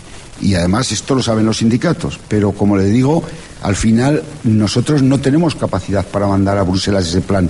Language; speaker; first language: Spanish; native; Spanish